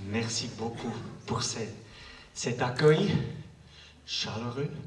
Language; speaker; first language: French; non-native, local second language; German